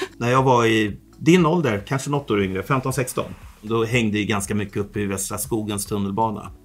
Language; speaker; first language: Swedish; early bilingual, other home language; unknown